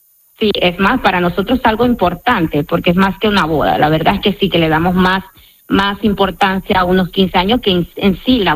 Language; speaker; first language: Spanish; native; Spanish